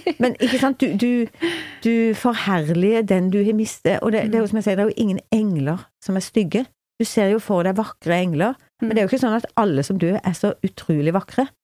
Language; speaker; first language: Norwegian; native; Norwegian